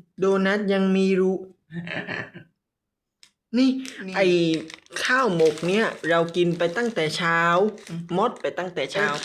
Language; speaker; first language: Thai; native; Thai